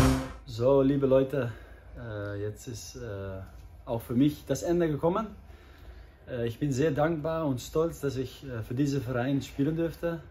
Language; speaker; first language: German; non-native, fluent; Dutch